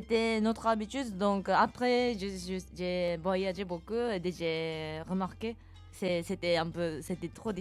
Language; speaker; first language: French; non-native, fluent; Japanese